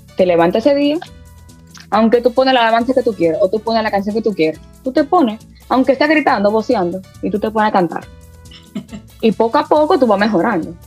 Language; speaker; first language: Spanish; early bilingual, heritage; Spanish